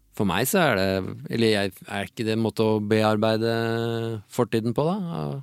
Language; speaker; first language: Norwegian; native; Norwegian